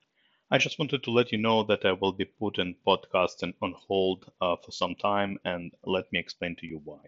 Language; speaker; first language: English; non-native, fluent; Russian